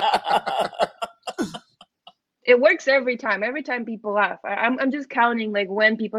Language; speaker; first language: English; non-native, fluent; Ukrainian